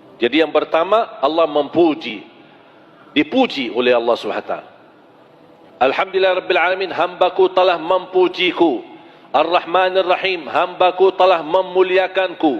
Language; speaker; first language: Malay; non-native, fluent; Arabic